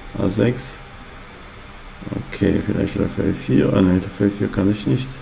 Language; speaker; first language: German; non-native, fluent; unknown